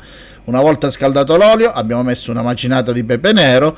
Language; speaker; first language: Italian; native; Italian